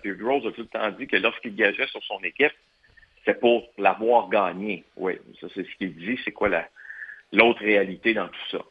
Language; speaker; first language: French; native; French